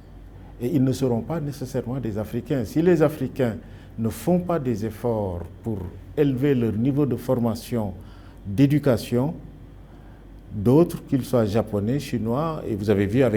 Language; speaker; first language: French; non-native, local second language; Wolof